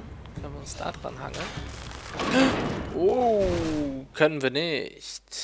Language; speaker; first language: German; native; German